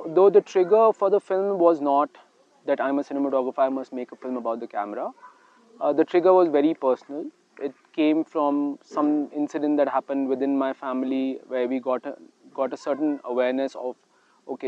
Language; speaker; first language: English; non-native, local second language; Hindi